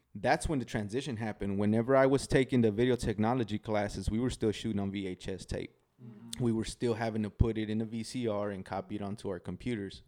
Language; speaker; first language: English; native; English